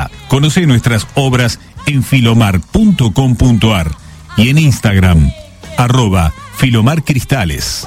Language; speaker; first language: Spanish; native; Spanish